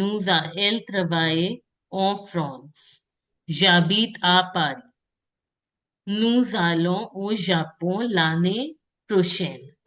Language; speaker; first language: French; non-native, fluent; Hindi